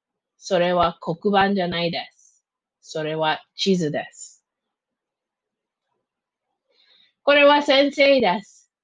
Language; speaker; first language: Japanese; non-native, fluent; English